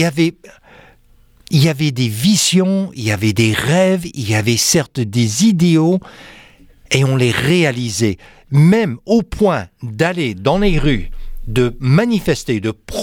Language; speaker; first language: French; non-native, fluent; English